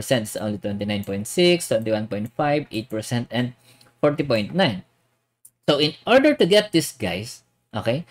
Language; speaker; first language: English; non-native, local second language; Filipino